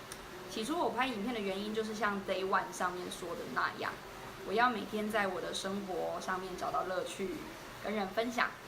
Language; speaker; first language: Chinese; native; Chinese